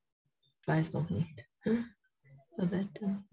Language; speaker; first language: German; non-native, learner; Romanian